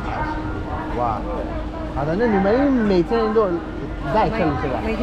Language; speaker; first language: Chinese; non-native, fluent; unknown